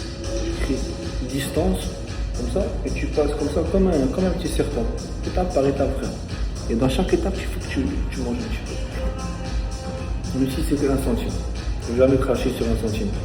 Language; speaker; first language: French; non-native, local second language; Arabic